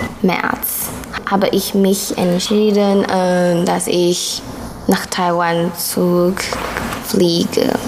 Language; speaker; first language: German; non-native, learner; Chinese